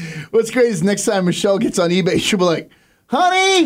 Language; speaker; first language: English; native; English